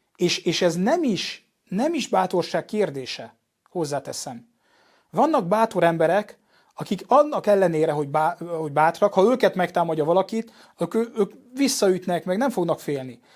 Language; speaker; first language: Hungarian; early bilingual, heritage; Hungarian